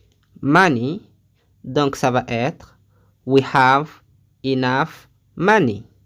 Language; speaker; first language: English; non-native, fluent; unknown